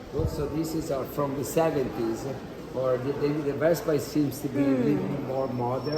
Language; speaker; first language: English; non-native, fluent; Italian